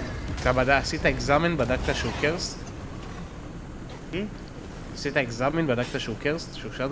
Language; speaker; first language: Hebrew; native; Hebrew